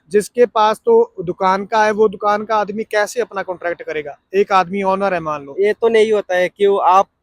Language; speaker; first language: Hindi; non-native, local second language; Punjabi